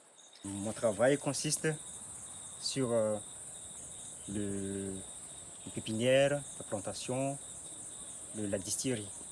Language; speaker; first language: French; non-native, local second language; Malagasy